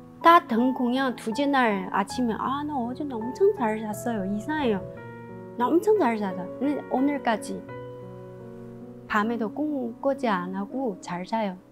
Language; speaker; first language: Korean; non-native, learner; Chinese